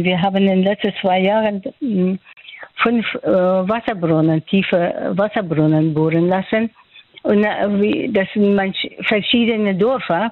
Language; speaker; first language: German; non-native, fluent; Persian